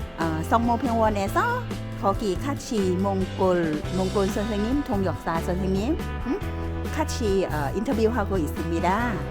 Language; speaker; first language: Korean; non-native, learner; Thai